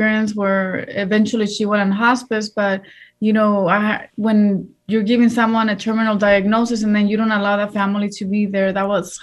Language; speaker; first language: English; early bilingual, other home language; Spanish